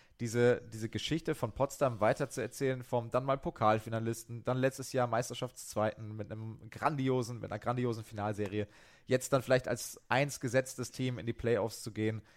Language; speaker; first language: German; native; German